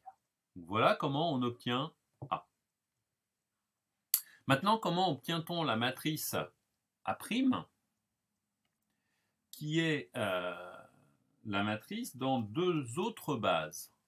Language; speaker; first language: French; native; French